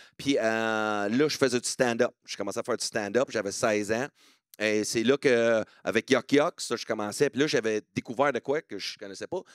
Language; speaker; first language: French; non-native, local second language; English